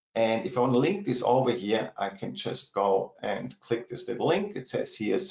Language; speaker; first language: English; non-native, fluent; German